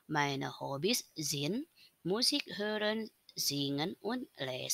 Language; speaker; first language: German; non-native, learner; Indonesian